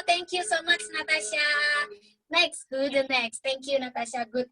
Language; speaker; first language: English; non-native, learner; Indonesian